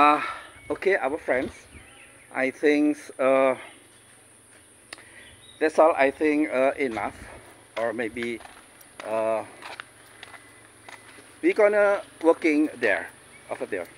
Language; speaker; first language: English; non-native, learner; Indonesian